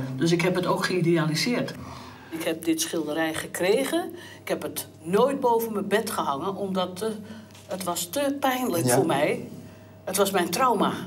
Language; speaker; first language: Dutch; native; Dutch